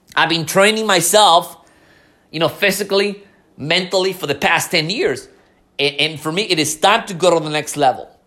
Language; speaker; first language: English; non-native, fluent; Spanish